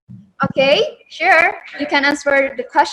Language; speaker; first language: English; non-native, learner; Indonesian